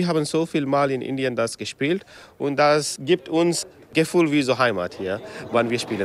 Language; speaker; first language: German; non-native, learner; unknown